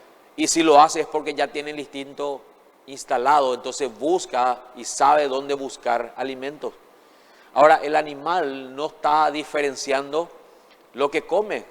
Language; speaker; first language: Spanish; native; Spanish